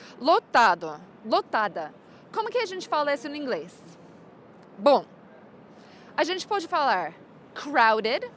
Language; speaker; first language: Portuguese; non-native, fluent; English